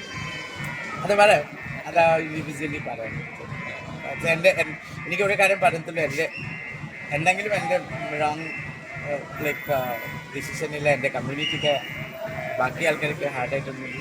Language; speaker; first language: Malayalam; non-native, learner; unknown